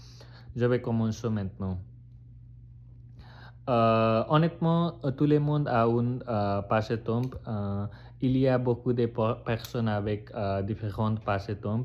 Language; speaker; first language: French; non-native, learner; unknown